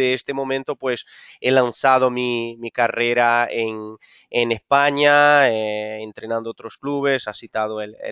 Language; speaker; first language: Spanish; non-native, fluent; Portuguese